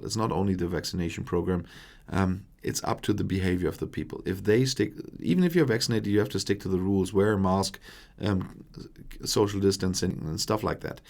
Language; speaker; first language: English; non-native, fluent; German